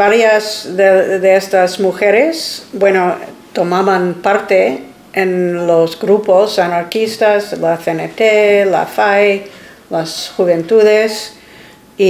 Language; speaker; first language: Spanish; non-native, fluent; English